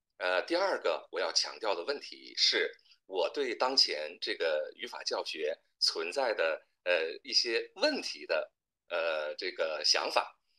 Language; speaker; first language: Chinese; native; Chinese